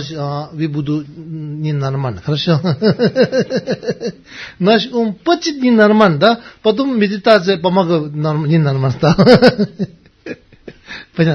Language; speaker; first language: Russian; non-native, learner; Tibetan